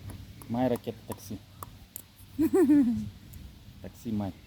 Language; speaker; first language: English; non-native, learner; Russian